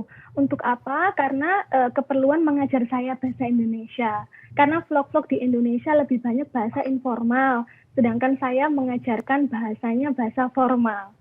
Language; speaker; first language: Indonesian; non-native, local second language; Javanese